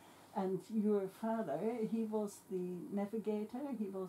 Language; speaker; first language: English; non-native, fluent; Dutch